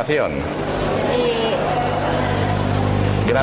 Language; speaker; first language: Spanish; native; Spanish